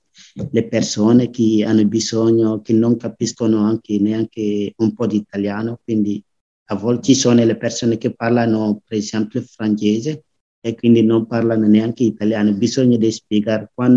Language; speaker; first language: Italian; non-native, learner; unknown